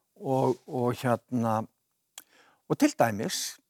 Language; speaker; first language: Icelandic; native; Icelandic